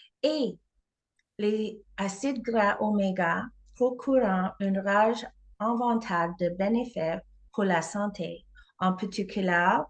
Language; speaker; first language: French; non-native, fluent; English